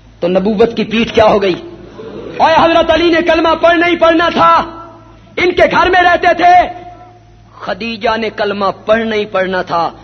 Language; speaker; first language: Urdu; non-native, local second language; Punjabi